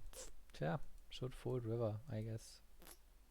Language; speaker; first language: English; non-native, fluent; German